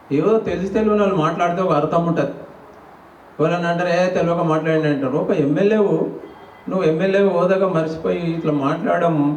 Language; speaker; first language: Telugu; native; Telugu